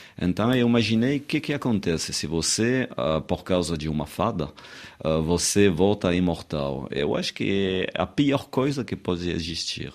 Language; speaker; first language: Portuguese; non-native, fluent; French